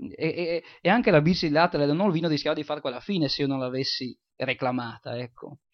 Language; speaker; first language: Italian; native; Italian